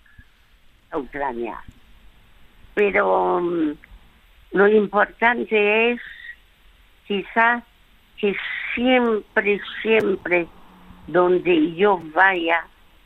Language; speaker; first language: Spanish; early bilingual, other home language; French